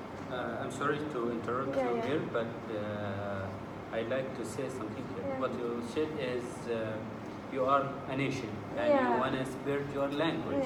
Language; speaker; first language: English; non-native, learner; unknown